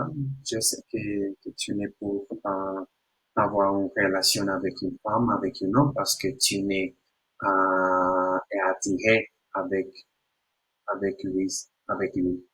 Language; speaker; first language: French; non-native, learner; Spanish